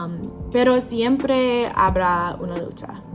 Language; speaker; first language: Spanish; non-native, learner; English